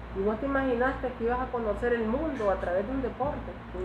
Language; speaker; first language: Spanish; native; Spanish